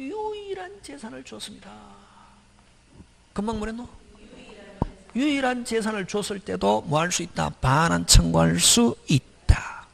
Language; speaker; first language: Korean; native; Korean